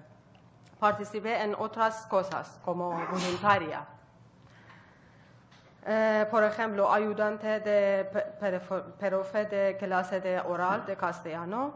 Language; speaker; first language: Spanish; non-native, learner; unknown